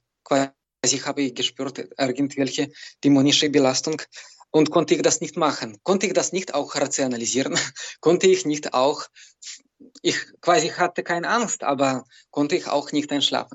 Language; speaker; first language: German; non-native, learner; Belarusian